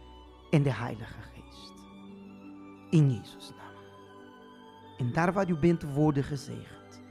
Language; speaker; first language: Dutch; non-native, fluent; Portuguese